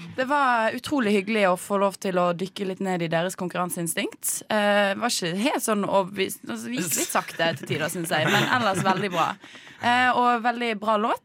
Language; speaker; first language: Norwegian; native; Norwegian